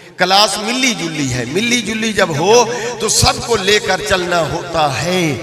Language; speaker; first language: Urdu; non-native, local second language; Punjabi